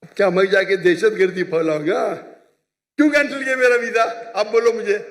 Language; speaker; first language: Urdu; non-native, local second language; Konkani